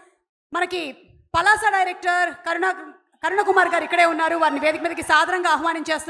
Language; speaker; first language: Telugu; native; Telugu